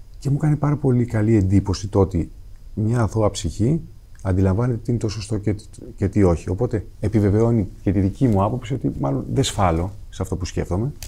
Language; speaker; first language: Greek; native; Greek